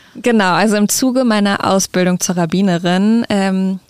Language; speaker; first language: German; native; German